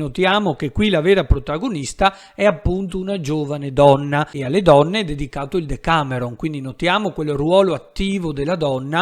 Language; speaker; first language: Italian; native; Italian